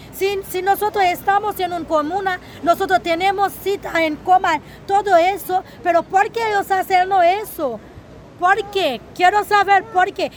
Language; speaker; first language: Spanish; non-native, learner; Haitian Creole